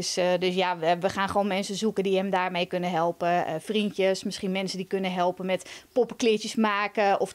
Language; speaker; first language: Dutch; native; Dutch